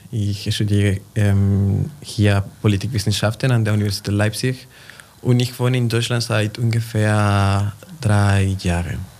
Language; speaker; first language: German; non-native, fluent; Spanish